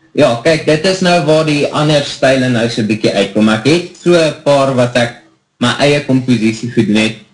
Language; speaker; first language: Afrikaans; native; Afrikaans